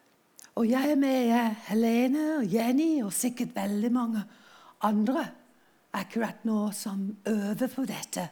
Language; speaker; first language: Norwegian; non-native, fluent; English